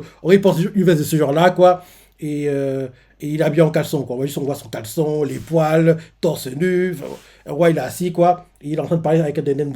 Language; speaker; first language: French; native; French